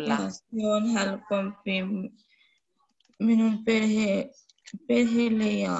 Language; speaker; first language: Finnish; non-native, learner; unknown